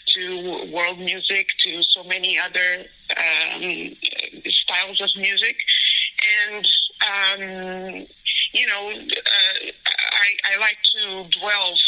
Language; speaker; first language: English; non-native, fluent; Portuguese